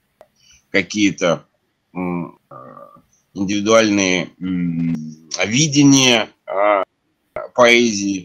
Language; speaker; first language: Russian; native; Russian